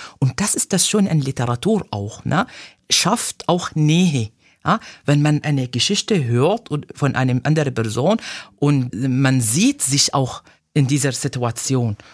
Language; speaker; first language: German; non-native, fluent; Arabic